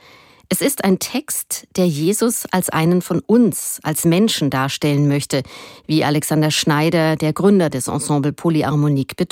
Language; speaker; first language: German; native; German